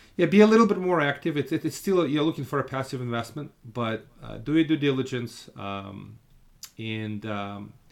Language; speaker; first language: English; non-native, fluent; Russian